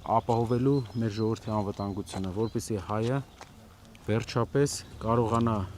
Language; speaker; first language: Armenian; native; Armenian